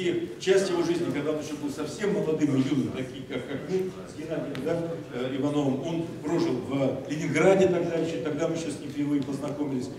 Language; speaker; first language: Russian; native; Russian